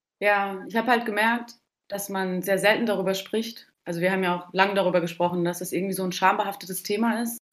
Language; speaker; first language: German; early bilingual, other home language; Turkish